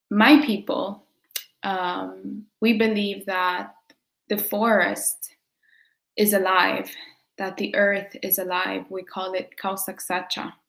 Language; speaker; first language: English; early bilingual, other home language; Quechua